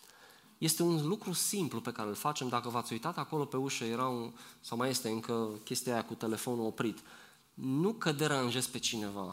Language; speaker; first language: Romanian; native; Romanian